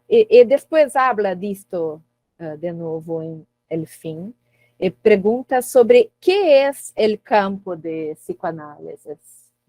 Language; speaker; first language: Spanish; non-native, learner; Portuguese